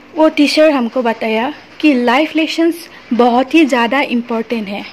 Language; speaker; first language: Hindi; non-native, local second language; Assamese